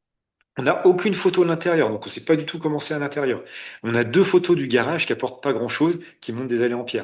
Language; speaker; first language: French; native; French